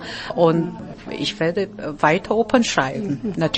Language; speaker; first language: German; non-native, fluent; Korean